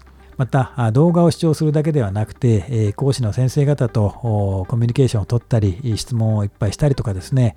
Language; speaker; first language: Japanese; native; Japanese